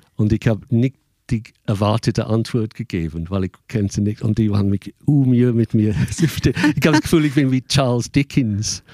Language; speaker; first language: German; non-native, fluent; English